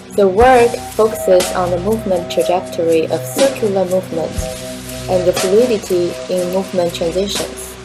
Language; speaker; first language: English; non-native, fluent; Chinese